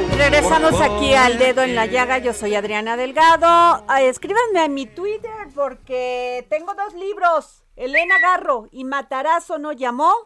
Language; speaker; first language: Spanish; native; Spanish